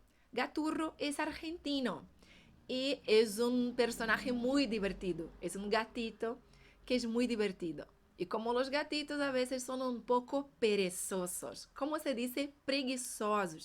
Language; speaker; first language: Spanish; non-native, fluent; Portuguese